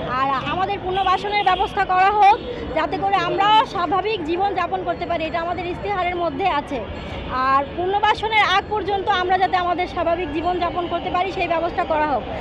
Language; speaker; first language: Bangla; non-native, local second language; Urdu